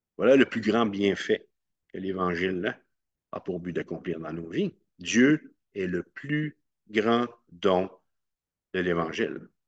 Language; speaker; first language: French; native; French